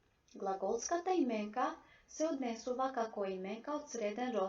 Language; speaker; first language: Macedonian; non-native, local second language; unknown